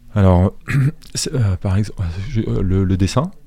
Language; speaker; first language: French; native; French